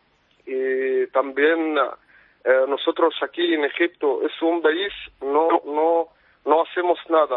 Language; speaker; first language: Spanish; non-native, fluent; Arabic